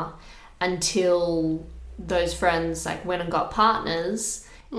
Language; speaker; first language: English; native; English